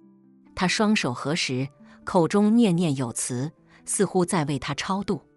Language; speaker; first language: Chinese; native; Chinese